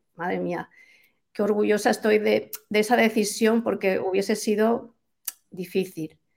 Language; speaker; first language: Spanish; native; Spanish